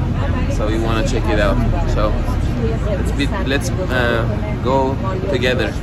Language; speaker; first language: English; non-native, fluent; Persian